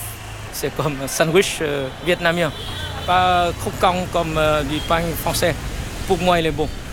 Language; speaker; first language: French; non-native, fluent; Vietnamese